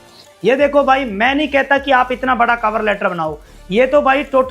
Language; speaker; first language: Hindi; native; Hindi